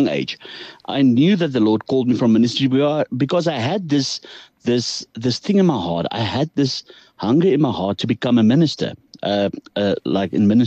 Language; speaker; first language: English; non-native, local second language; Afrikaans